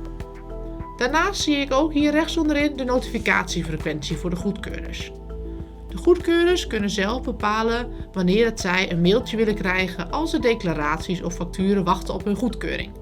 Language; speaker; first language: Dutch; native; Dutch